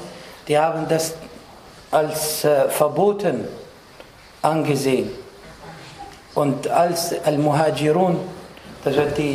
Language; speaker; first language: German; non-native, fluent; Arabic